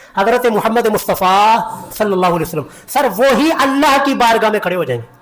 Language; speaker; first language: Urdu; non-native, local second language; Punjabi